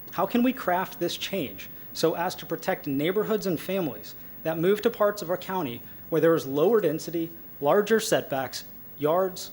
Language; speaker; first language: English; native; English